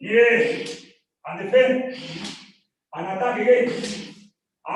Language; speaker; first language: English; non-native, learner; Spanish